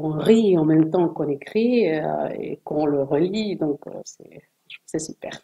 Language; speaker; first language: French; non-native, fluent; Spanish